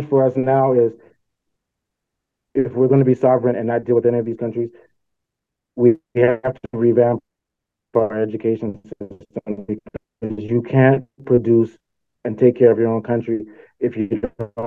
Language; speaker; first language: English; non-native, local second language; Yoruba